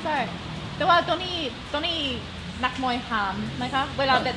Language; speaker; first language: Thai; non-native, learner; English